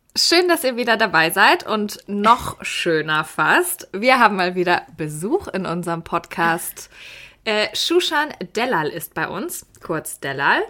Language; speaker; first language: German; early bilingual, other home language; Persian